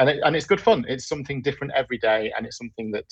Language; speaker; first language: English; native; English